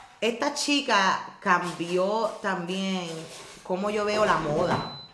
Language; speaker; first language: Spanish; native; Spanish